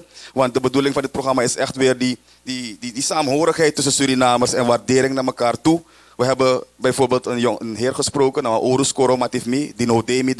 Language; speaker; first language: Dutch; native; Dutch